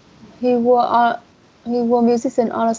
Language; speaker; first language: English; non-native, learner; Vietnamese